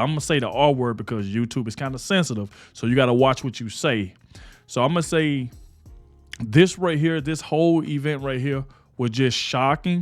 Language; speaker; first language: English; native; English